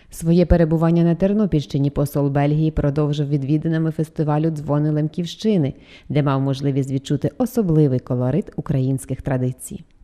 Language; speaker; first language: Ukrainian; native; Ukrainian